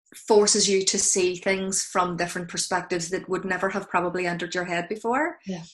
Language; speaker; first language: English; native; English